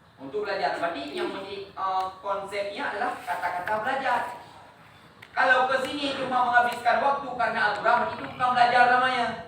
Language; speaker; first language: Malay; non-native, local second language; Achinese